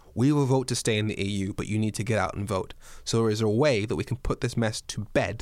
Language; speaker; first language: English; native; English